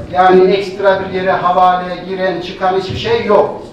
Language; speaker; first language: Turkish; native; Turkish